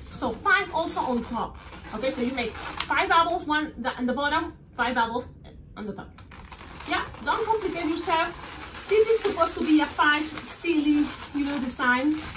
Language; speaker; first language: English; non-native, fluent; Spanish